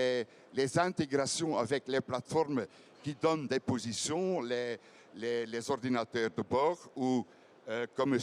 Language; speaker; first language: French; non-native, fluent; Dutch